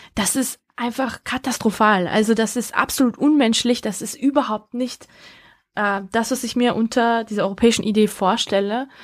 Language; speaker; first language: German; early bilingual, other home language; Georgian